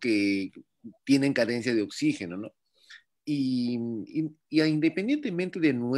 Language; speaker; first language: Spanish; native; Spanish